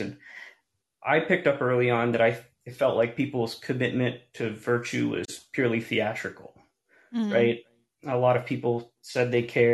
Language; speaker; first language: English; native; English